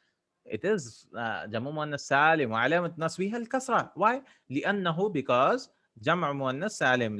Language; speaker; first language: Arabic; non-native, fluent; English